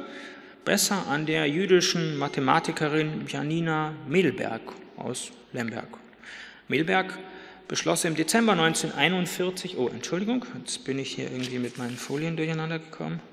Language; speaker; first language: German; native; German